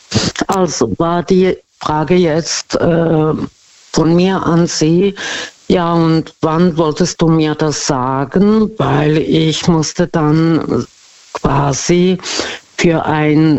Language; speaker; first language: German; non-native, fluent; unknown